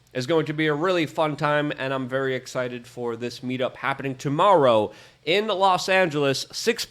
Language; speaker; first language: English; native; English